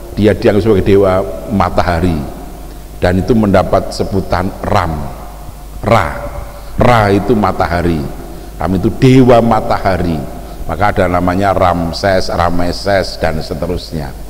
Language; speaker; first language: Indonesian; native; Indonesian